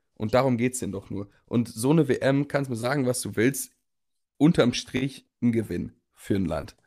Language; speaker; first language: German; native; German